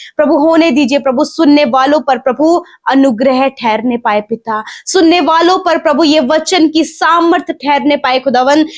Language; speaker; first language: Hindi; native; Hindi